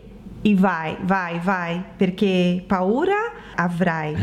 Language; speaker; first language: Italian; non-native, learner; Portuguese